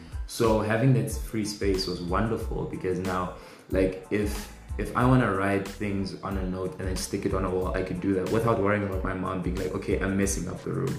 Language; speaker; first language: English; non-native, local second language; Tswana